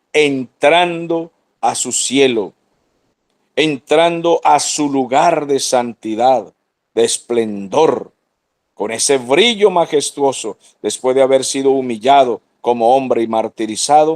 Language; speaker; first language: Spanish; native; Spanish